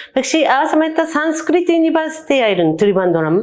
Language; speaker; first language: Malayalam; non-native, learner; Japanese